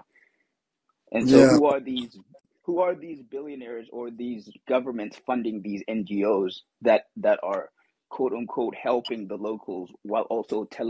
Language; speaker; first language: English; non-native, local second language; Somali